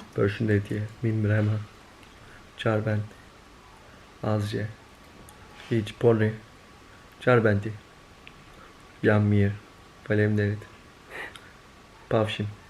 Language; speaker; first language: Albanian; non-native, learner; Turkish